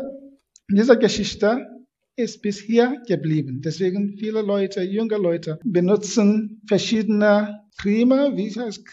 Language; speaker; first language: German; non-native, fluent; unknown